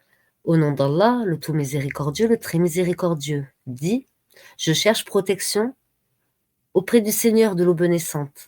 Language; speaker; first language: French; native; French